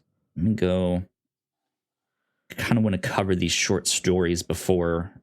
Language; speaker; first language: English; native; English